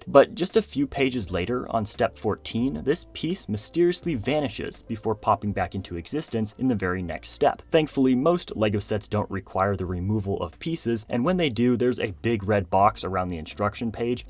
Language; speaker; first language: English; native; English